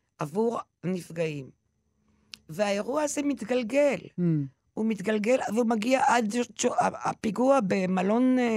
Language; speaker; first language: Hebrew; non-native, local second language; French